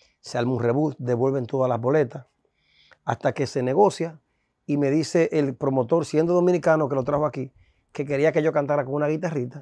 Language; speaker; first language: Spanish; native; Spanish